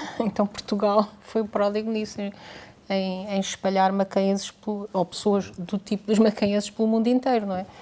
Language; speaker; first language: Portuguese; native; Portuguese